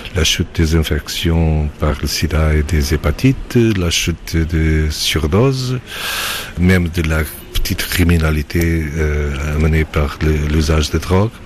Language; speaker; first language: French; non-native, fluent; Portuguese